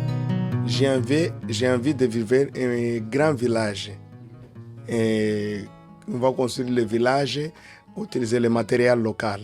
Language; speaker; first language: French; non-native, learner; Portuguese